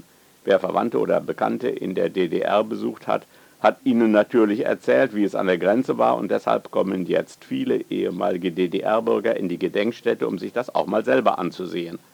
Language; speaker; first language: German; native; German